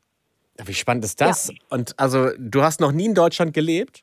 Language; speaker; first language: German; native; German